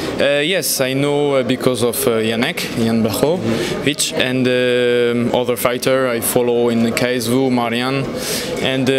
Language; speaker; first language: English; non-native, learner; French